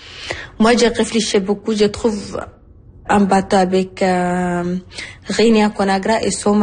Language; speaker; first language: French; non-native, learner; Arabic